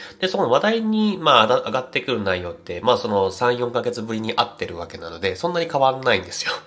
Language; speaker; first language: Japanese; native; Japanese